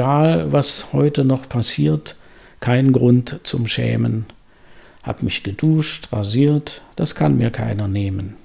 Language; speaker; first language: German; native; German